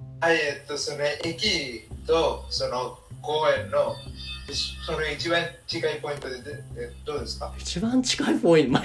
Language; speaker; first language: Japanese; non-native, learner; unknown